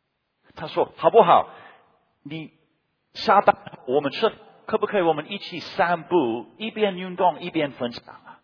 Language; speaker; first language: Chinese; non-native, fluent; English